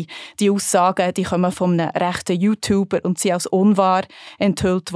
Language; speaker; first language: German; native; German